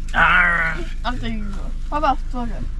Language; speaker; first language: Japanese; early bilingual, other home language; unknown